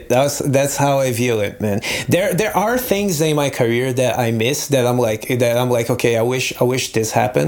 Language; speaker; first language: English; non-native, fluent; Portuguese